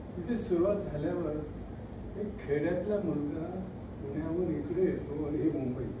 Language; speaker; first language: Marathi; non-native, local second language; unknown